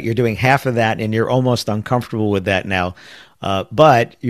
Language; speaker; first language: English; native; English